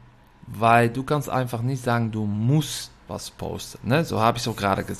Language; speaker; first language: German; non-native, fluent; Dutch